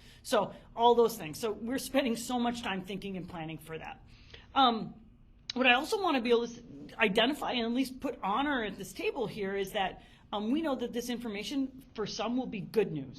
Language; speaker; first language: English; native; English